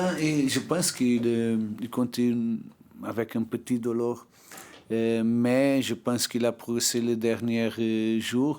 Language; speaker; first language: French; non-native, learner; Portuguese